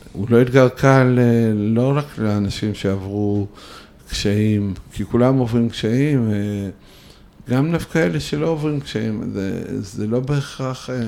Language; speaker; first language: Hebrew; non-native, fluent; Russian